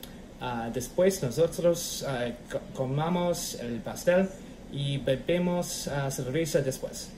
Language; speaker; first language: Spanish; non-native, learner; English